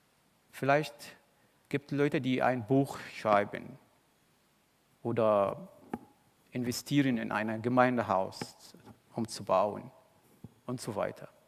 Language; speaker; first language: German; non-native, fluent; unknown